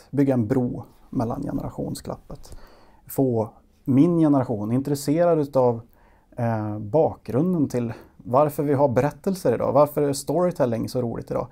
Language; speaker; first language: Swedish; native; Swedish